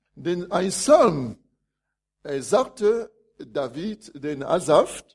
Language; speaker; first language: German; non-native, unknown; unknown